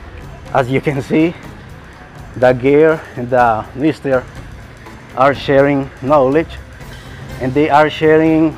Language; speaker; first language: English; non-native, learner; Spanish